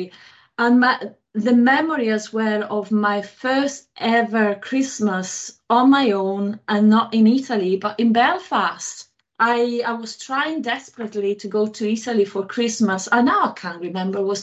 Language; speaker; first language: English; non-native, fluent; Italian